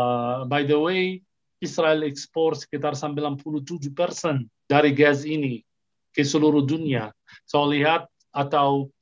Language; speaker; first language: Indonesian; non-native, fluent; Arabic